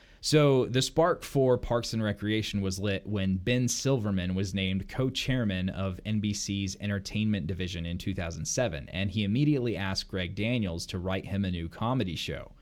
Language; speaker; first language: English; native; English